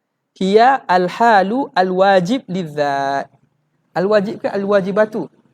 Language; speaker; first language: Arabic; non-native, learner; Malay